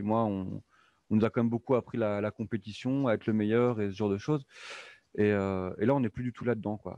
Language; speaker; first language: French; native; French